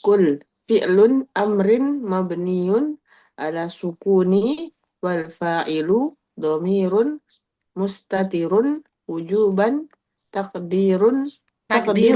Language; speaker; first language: Arabic; non-native, learner; Indonesian